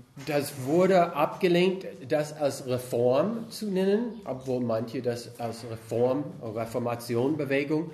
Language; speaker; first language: German; non-native, fluent; English